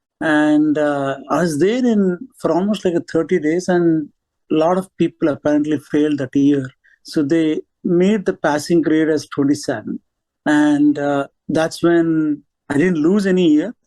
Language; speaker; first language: English; non-native, local second language; Telugu